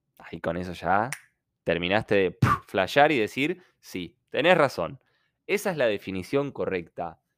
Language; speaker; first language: Spanish; non-native, fluent; Ukrainian